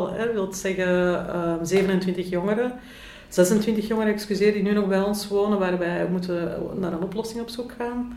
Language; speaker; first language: Dutch; native; Dutch